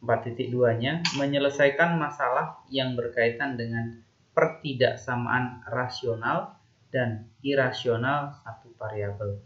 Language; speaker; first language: Indonesian; native; Indonesian